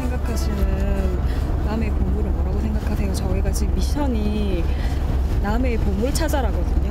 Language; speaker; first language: Korean; native; Korean